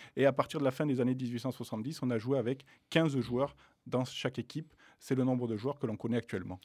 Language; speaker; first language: French; native; French